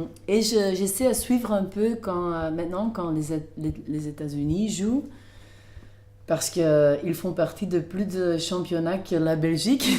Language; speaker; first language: French; non-native, local second language; Dutch